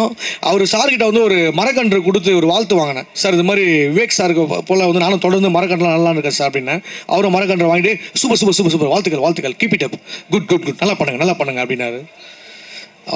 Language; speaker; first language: Tamil; native; Tamil